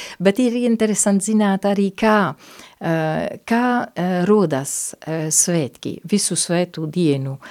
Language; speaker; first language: Latvian; non-native, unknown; Italian